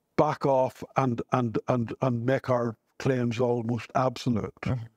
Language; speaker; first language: English; native; English